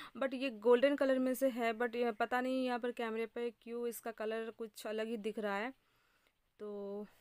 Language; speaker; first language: Hindi; non-native, local second language; Bangla